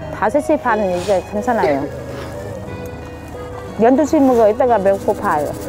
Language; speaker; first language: Korean; non-native, learner; Vietnamese